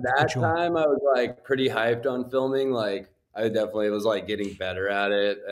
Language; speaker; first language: English; native; English